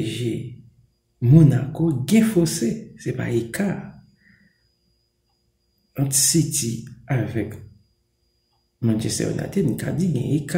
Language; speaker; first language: French; non-native, local second language; Haitian Creole